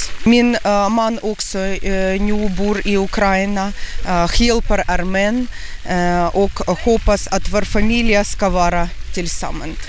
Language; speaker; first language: Swedish; non-native, learner; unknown